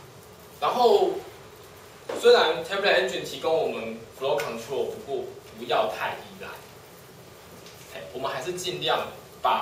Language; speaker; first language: Chinese; native; Chinese